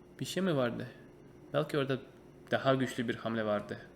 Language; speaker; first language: Turkish; non-native, fluent; Russian